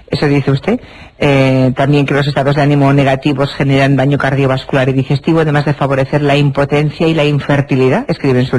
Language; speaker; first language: Spanish; native; Spanish